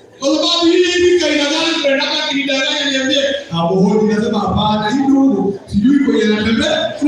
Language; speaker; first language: Swahili; non-native, local second language; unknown